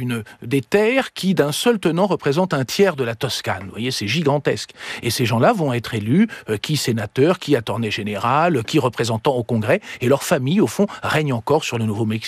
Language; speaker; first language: French; native; French